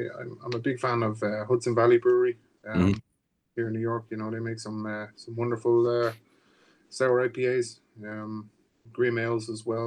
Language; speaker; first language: English; native; English